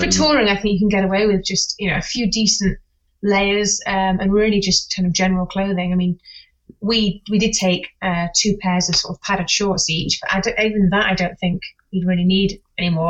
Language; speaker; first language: English; native; English